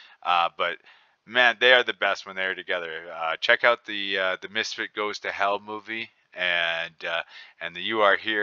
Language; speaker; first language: English; native; English